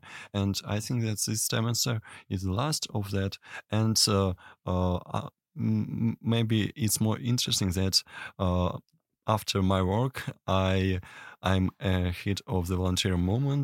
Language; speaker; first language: English; non-native, learner; Russian